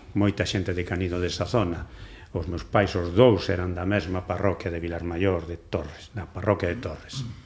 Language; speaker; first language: Galician; non-native, local second language; Spanish